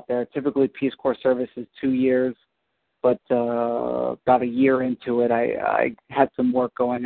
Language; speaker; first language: English; native; English